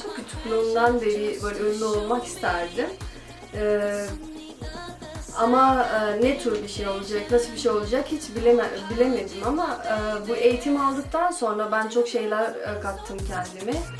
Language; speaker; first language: Turkish; non-native, fluent; Nepali